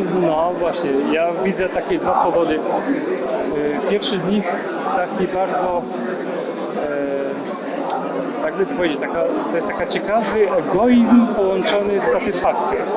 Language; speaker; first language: Polish; native; Polish